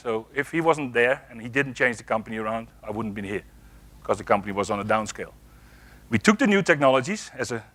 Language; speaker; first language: English; non-native, fluent; Dutch